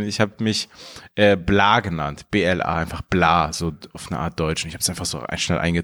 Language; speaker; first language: German; early bilingual, other home language; Persian